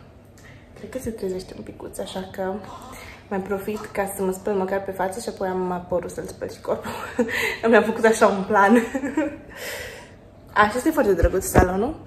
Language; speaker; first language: Romanian; native; Romanian